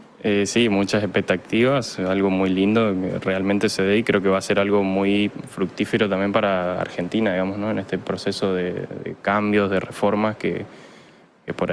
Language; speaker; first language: Spanish; native; Spanish